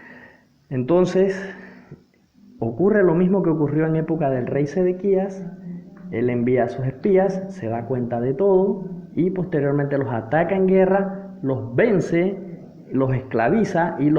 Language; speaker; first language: Spanish; native; Spanish